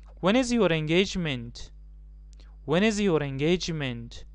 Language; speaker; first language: English; non-native, fluent; Persian